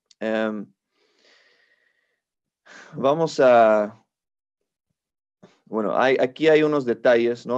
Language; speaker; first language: Spanish; non-native, fluent; English